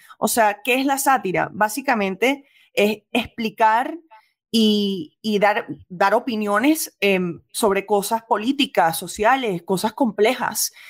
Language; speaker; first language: Spanish; native; Spanish